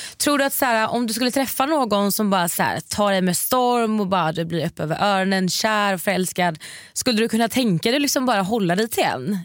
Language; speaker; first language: Swedish; native; Swedish